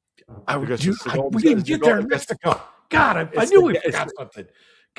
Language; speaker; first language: English; native; English